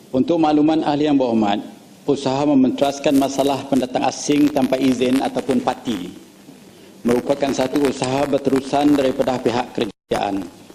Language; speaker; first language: Malay; native; Malay